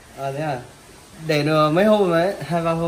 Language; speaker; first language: Vietnamese; native; Vietnamese